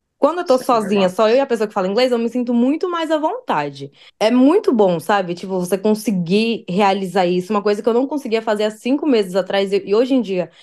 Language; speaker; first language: Portuguese; native; Portuguese